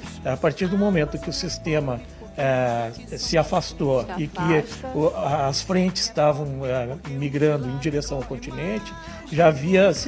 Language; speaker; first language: Portuguese; native; Portuguese